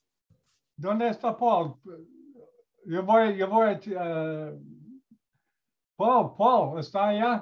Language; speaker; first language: Spanish; non-native, learner; English